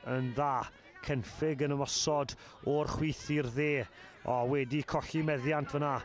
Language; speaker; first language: Welsh; native; Welsh